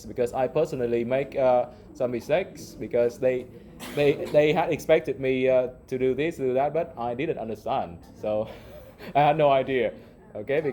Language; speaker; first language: English; non-native, fluent; Vietnamese